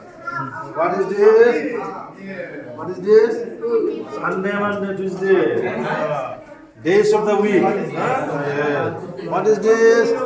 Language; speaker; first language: English; non-native, local second language; Bodo